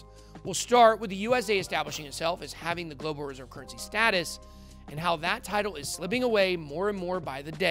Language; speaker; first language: English; native; English